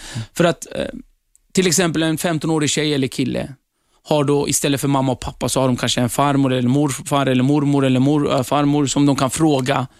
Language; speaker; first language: Swedish; early bilingual, other home language; Kurdish